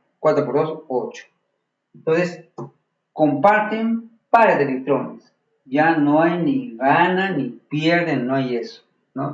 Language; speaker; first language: Spanish; native; Spanish